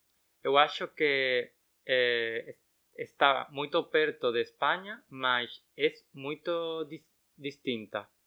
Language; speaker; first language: Portuguese; non-native, learner; Spanish